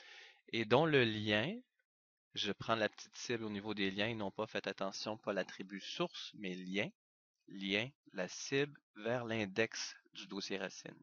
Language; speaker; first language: French; native; French